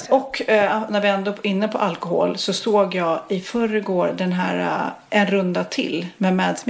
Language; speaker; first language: Swedish; native; Swedish